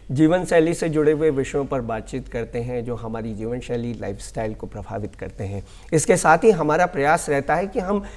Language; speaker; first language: Hindi; native; Hindi